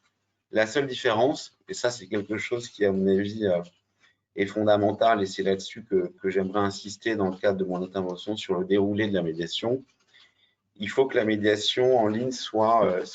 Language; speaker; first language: French; native; French